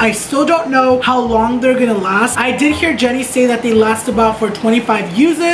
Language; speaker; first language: English; early bilingual, other home language; Spanish